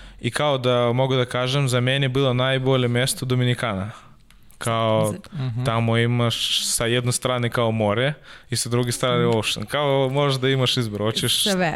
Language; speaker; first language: Serbian; non-native, learner; Russian